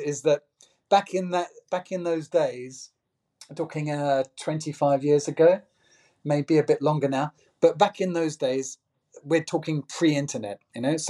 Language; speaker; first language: English; native; English